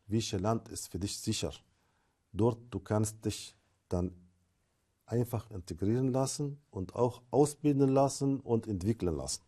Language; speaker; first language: German; non-native, fluent; Arabic